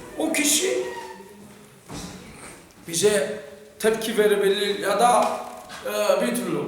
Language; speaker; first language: Turkish; non-native, fluent; Korean